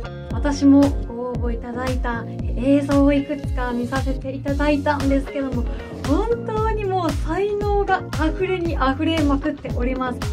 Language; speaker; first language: Japanese; native; Japanese